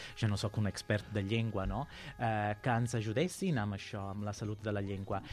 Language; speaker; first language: Catalan; non-native, fluent; Sicilian